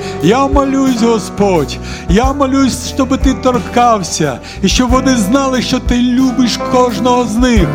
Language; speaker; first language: Ukrainian; non-native, local second language; Russian